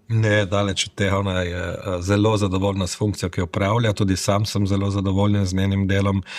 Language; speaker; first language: Slovenian; native; Slovenian